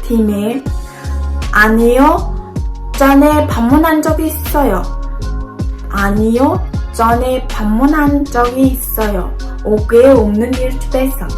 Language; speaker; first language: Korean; non-native, learner; Mongolian